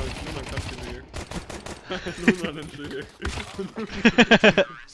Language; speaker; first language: Icelandic; non-native, learner; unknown